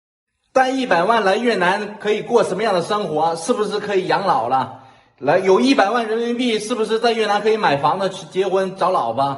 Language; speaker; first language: Chinese; native; Chinese